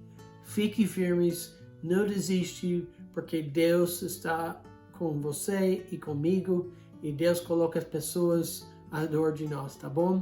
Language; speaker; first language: Portuguese; non-native, fluent; English